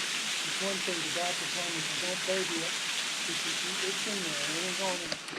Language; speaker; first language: English; native; English